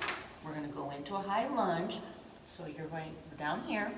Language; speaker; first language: English; native; English